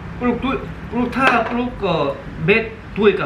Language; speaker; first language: Thai; non-native, learner; Korean